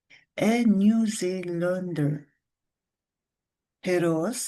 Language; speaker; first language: English; non-native, fluent; Mongolian